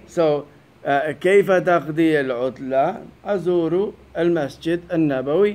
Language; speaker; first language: Arabic; non-native, fluent; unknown